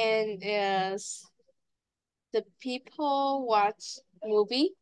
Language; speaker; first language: English; non-native, learner; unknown